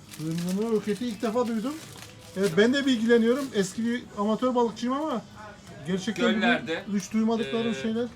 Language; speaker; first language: Turkish; native; Turkish